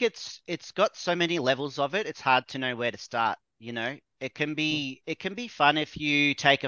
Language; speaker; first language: English; native; English